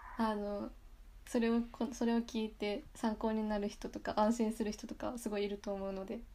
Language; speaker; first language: Japanese; native; Japanese